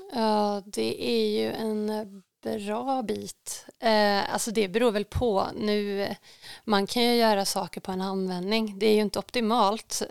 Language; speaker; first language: Swedish; native; Swedish